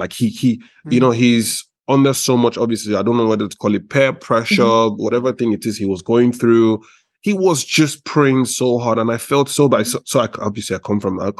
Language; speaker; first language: English; non-native, local second language; Yoruba